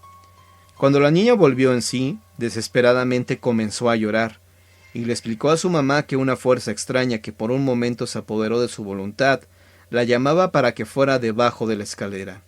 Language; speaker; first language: Spanish; native; Spanish